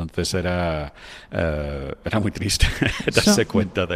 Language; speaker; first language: Spanish; non-native, fluent; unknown